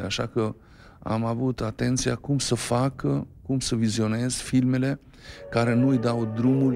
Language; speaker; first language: Romanian; non-native, fluent; Albanian